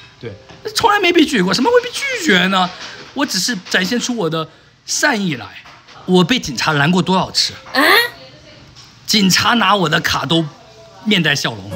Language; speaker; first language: Chinese; native; Chinese